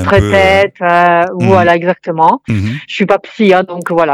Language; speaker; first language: French; non-native, fluent; Italian